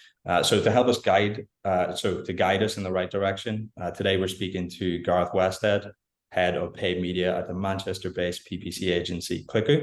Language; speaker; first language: English; native; English